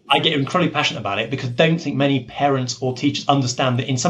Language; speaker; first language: English; native; English